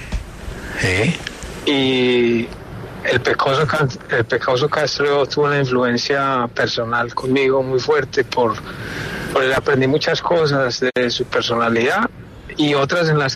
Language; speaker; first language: Spanish; native; Spanish